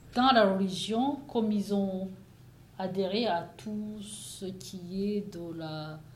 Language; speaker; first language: French; non-native, local second language; Kinyarwanda